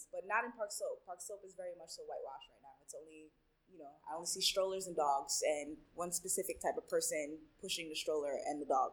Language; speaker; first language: English; early bilingual, other home language; Spanish